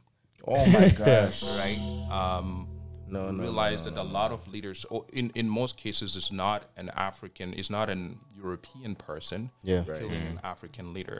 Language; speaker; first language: English; non-native, fluent; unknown